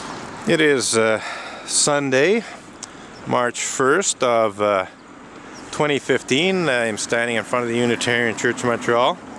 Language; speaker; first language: English; native; English